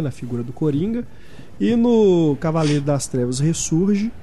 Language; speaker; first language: Portuguese; native; Portuguese